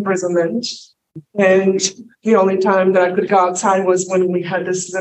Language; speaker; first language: English; non-native, fluent; Polish